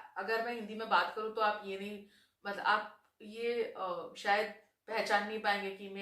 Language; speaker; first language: Hindi; non-native, local second language; Marathi